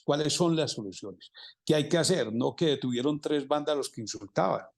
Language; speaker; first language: Spanish; native; Spanish